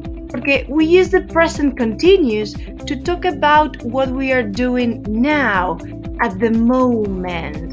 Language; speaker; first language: English; non-native, fluent; Spanish